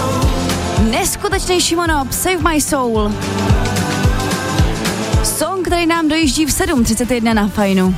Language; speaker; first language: Czech; native; Czech